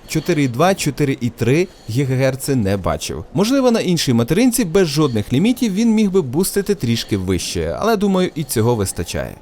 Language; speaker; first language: Ukrainian; non-native, local second language; Russian